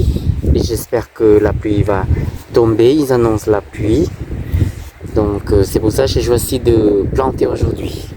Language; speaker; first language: French; non-native, fluent; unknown